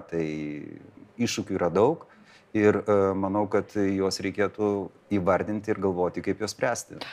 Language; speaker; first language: Lithuanian; native; Lithuanian